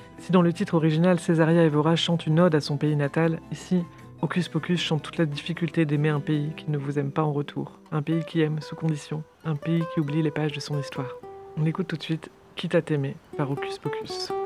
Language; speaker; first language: French; native; French